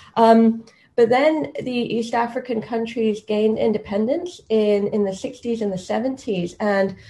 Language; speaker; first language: English; non-native, local second language; Swahili